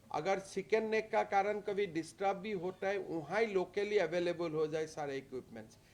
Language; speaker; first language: Hindi; non-native, local second language; Assamese